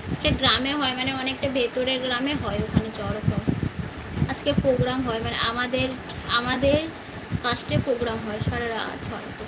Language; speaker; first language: Bangla; non-native, local second language; Santali